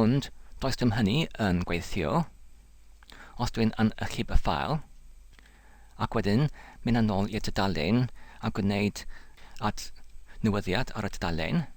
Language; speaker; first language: Welsh; non-native, learner; English